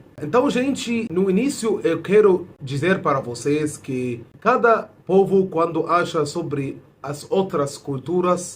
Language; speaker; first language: Portuguese; non-native, fluent; Arabic